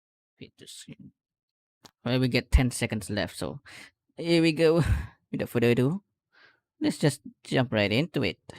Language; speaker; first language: English; native; English